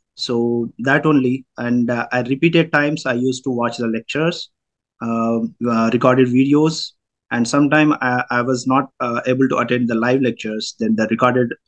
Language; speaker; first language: English; non-native, local second language; Telugu